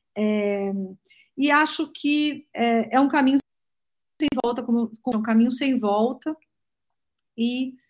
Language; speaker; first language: Portuguese; native; Portuguese